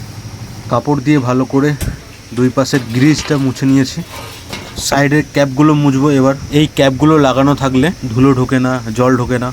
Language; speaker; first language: Bangla; native; Bangla